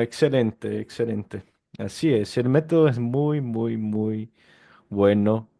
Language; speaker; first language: Spanish; non-native, fluent; Portuguese